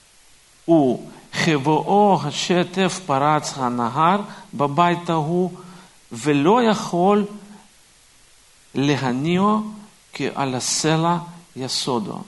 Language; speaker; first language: Hebrew; non-native, fluent; Russian